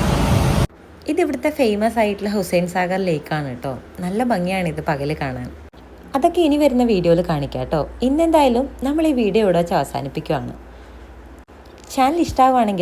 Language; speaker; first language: Malayalam; native; Malayalam